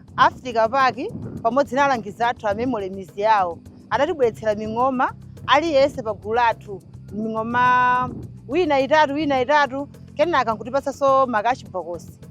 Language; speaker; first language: Nyanja; native; Nyanja